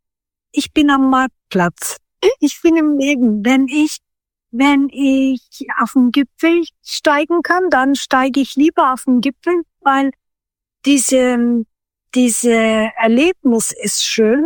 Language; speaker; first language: German; non-native, fluent; Turkish